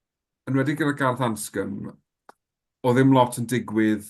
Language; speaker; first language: Welsh; native; Welsh